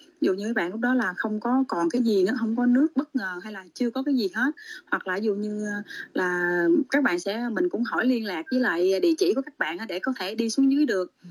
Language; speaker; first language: Vietnamese; native; Vietnamese